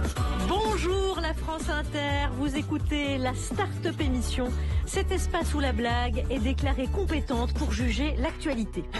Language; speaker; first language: French; native; French